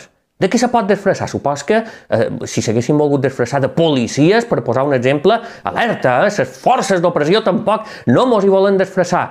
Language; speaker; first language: Catalan; native; Catalan